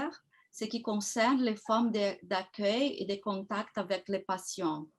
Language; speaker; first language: French; non-native, fluent; Portuguese